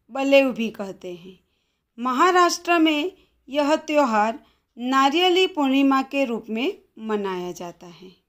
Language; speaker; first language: Hindi; non-native, local second language; Gujarati